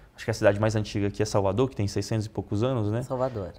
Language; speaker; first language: Portuguese; non-native, fluent; Italian